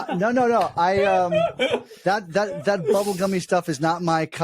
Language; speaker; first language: English; native; English